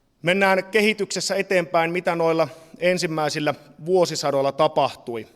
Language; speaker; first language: Finnish; native; Finnish